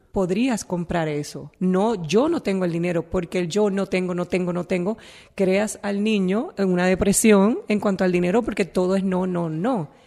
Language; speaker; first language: Spanish; native; Spanish